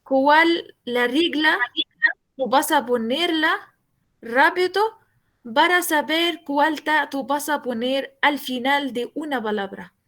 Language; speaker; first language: Spanish; non-native, fluent; Arabic